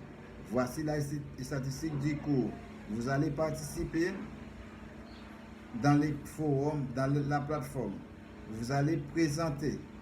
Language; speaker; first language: French; non-native, fluent; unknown